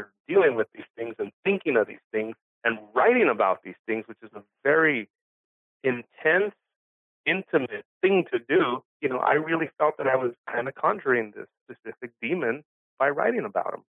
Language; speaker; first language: English; early bilingual, other home language; Spanish